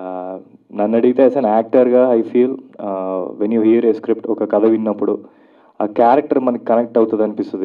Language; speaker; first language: Telugu; native; Telugu